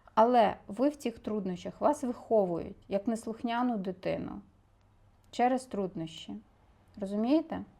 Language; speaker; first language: Ukrainian; non-native, local second language; Russian